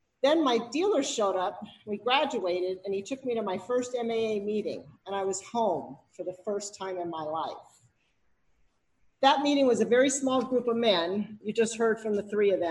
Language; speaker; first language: English; native; English